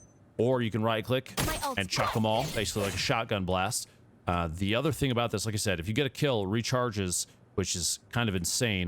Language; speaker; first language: English; native; English